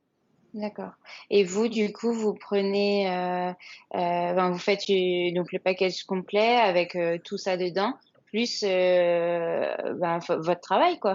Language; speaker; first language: French; native; French